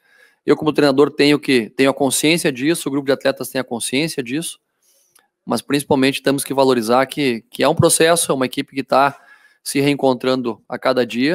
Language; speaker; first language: Portuguese; native; Portuguese